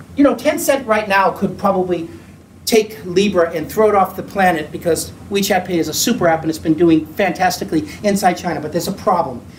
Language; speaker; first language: English; native; English